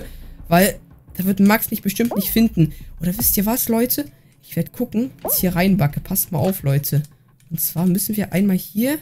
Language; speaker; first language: German; native; German